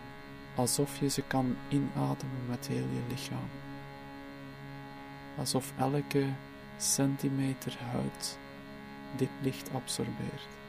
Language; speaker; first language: Dutch; native; Dutch